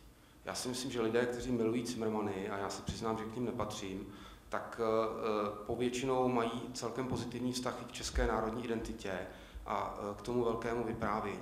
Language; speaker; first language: Czech; native; Czech